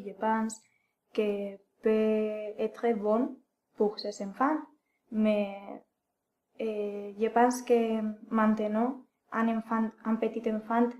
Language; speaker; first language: French; non-native, learner; Spanish